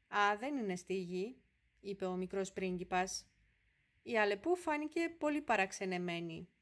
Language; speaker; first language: Greek; non-native, fluent; Polish